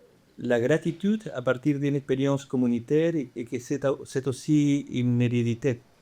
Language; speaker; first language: French; non-native, fluent; Spanish